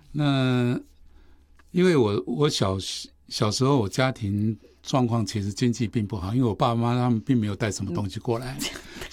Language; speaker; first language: Chinese; native; Chinese